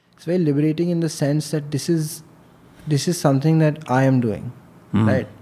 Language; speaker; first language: English; non-native, local second language; Hindi